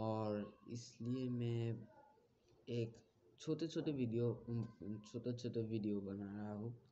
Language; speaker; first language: Hindi; non-native, learner; Bangla